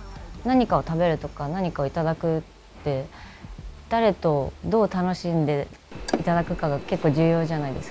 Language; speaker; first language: Japanese; native; Japanese